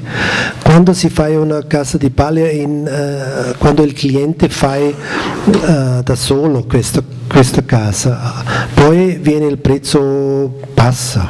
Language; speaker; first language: Italian; non-native, learner; German